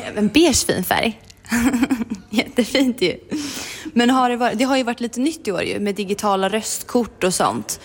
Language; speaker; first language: Swedish; native; Swedish